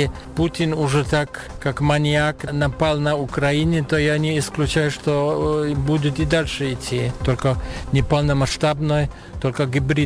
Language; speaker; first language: Russian; non-native, fluent; German